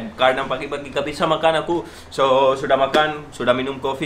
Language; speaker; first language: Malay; non-native, learner; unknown